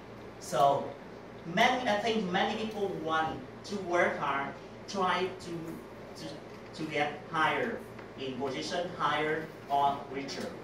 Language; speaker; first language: English; non-native, learner; Vietnamese